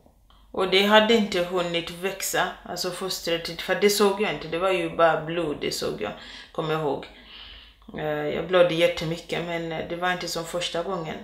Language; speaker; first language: Swedish; non-native, fluent; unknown